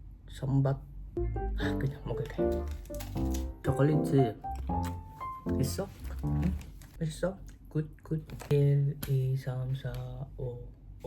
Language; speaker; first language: Korean; non-native, learner; Filipino